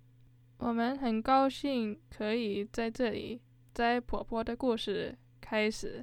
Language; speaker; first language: Chinese; early bilingual, heritage; Chinese